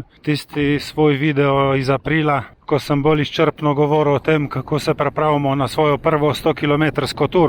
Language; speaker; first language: Slovenian; native; Slovenian